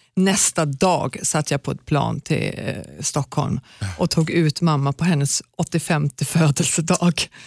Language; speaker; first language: Swedish; native; Swedish